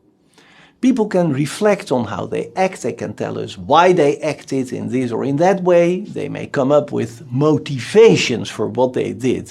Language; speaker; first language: English; non-native, fluent; Dutch